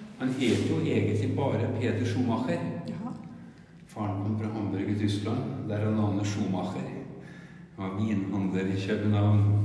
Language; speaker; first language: Norwegian; native; Norwegian